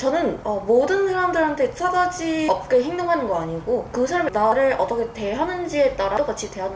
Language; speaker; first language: Korean; non-native, fluent; Vietnamese